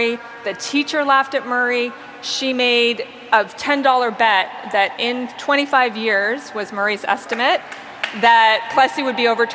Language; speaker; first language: English; native; English